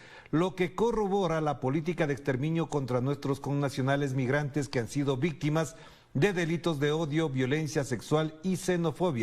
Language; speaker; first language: Spanish; native; Spanish